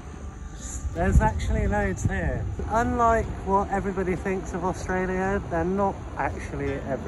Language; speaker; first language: English; native; English